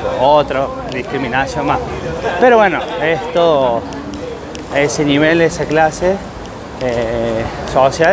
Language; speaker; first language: Spanish; native; Spanish